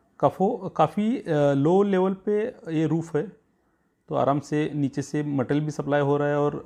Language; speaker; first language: Hindi; non-native, local second language; Marathi